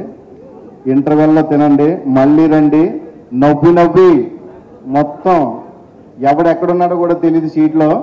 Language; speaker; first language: Telugu; native; Telugu